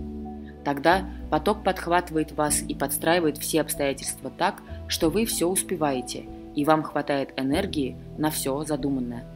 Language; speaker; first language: Russian; native; Russian